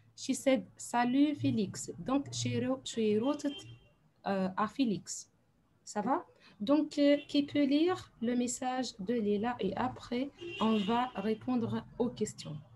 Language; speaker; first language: French; non-native, fluent; Arabic